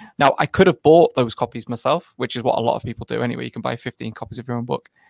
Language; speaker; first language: English; native; English